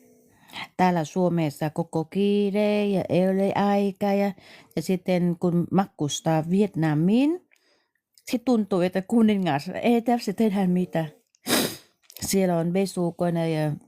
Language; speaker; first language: Finnish; non-native, learner; Vietnamese